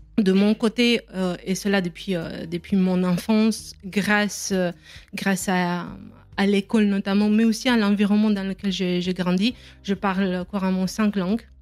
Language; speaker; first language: French; non-native, fluent; Romanian